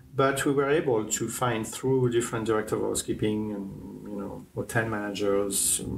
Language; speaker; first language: English; non-native, fluent; French